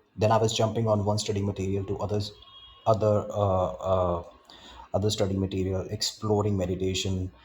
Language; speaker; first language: English; non-native, local second language; Punjabi